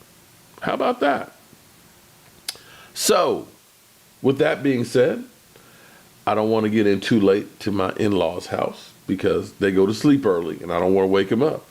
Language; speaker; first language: English; native; English